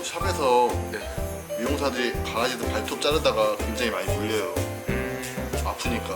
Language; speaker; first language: Korean; native; Korean